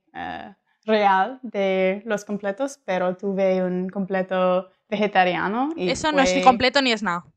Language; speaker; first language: Spanish; non-native, learner; English